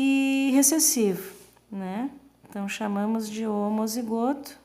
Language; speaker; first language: Portuguese; native; Portuguese